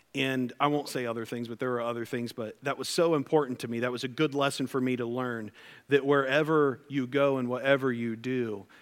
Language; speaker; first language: English; native; English